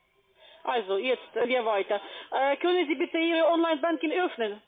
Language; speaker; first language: German; non-native, fluent; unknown